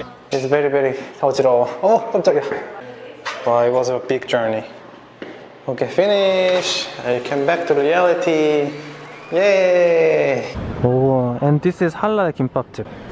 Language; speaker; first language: English; non-native, fluent; Korean